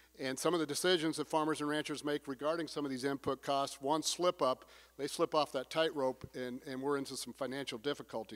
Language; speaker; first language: English; native; English